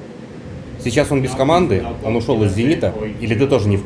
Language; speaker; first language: Russian; native; Russian